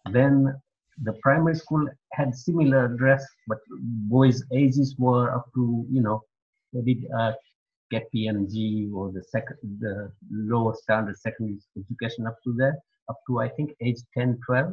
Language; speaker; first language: English; non-native, local second language; Gujarati